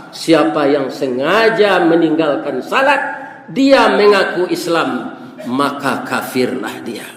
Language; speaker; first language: Malay; non-native, local second language; Minangkabau